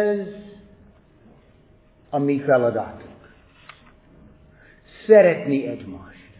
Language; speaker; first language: Hungarian; non-native, fluent; English